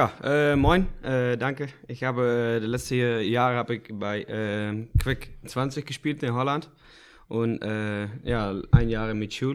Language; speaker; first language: German; non-native, learner; Dutch